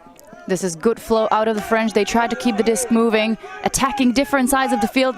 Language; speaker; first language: English; native; English